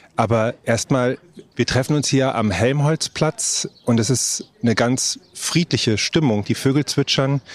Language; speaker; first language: German; native; German